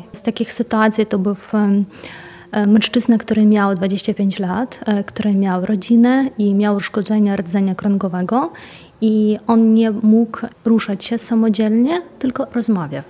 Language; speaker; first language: Polish; non-native, fluent; Ukrainian